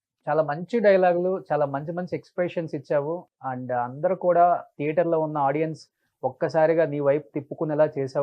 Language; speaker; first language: Telugu; native; Telugu